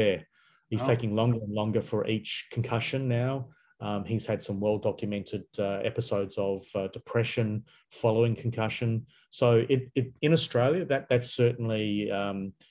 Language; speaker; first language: English; native; English